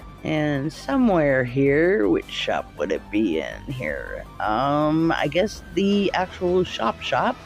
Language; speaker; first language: English; native; English